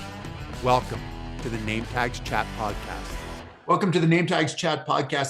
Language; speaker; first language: English; native; English